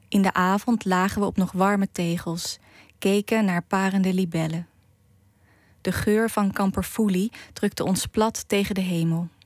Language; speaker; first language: Dutch; native; Dutch